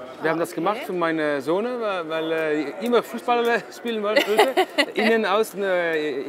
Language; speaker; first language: German; non-native, learner; Dutch